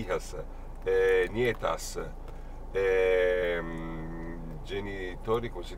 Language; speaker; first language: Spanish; non-native, learner; Italian